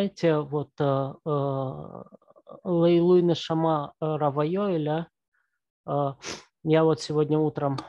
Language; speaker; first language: Russian; native; Russian